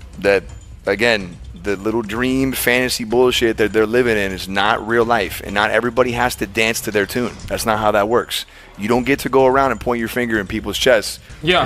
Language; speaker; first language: English; native; English